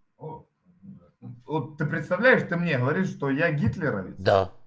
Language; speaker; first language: Russian; native; Russian